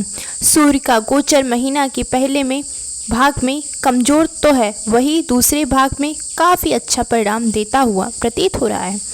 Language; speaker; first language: Hindi; native; Hindi